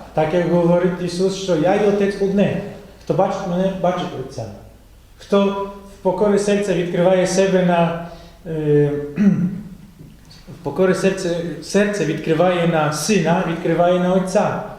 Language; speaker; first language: Ukrainian; non-native, fluent; Polish